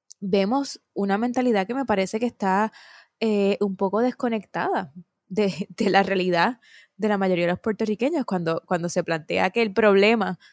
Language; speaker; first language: Spanish; native; Spanish